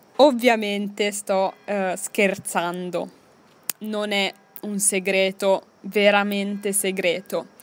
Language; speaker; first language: Italian; native; Italian